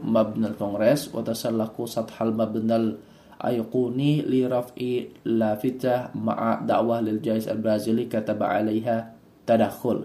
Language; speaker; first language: Arabic; non-native, fluent; Indonesian